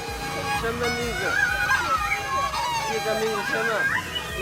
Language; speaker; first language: Chinese; non-native, learner; Turkmen